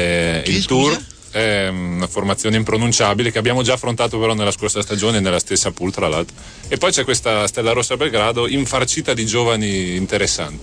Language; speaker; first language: Italian; native; Italian